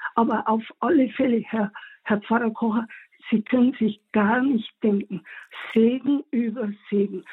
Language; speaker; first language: German; native; German